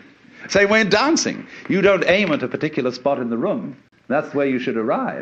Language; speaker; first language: English; native; English